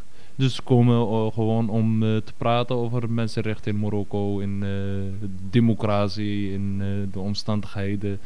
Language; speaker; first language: Dutch; non-native, fluent; Arabic